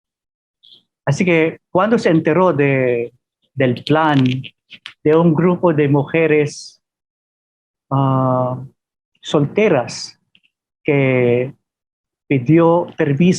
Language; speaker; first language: Spanish; non-native, fluent; Filipino